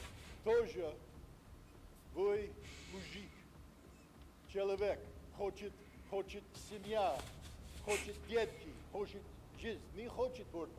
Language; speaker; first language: Russian; non-native, learner; English